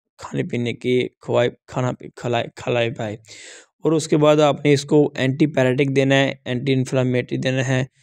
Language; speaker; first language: Urdu; non-native, local second language; Punjabi